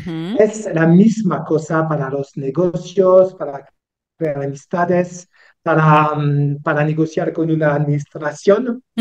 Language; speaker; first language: Spanish; non-native, learner; French